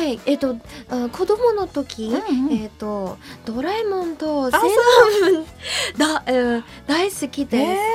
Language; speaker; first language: Japanese; non-native, learner; English